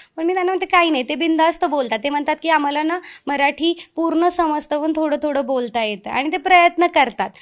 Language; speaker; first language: Marathi; non-native, local second language; Hindi